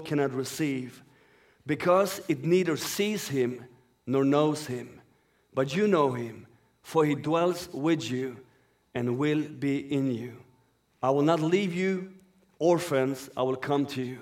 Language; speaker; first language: English; non-native, fluent; Persian